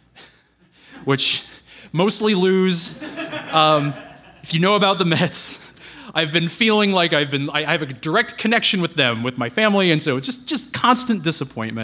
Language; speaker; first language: English; native; English